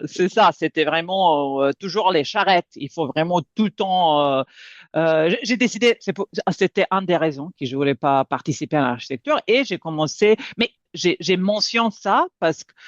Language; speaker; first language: French; non-native, fluent; Serbian